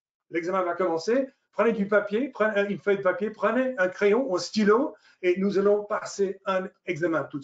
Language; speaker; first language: French; non-native, fluent; English